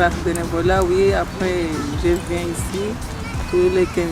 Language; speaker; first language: French; non-native, learner; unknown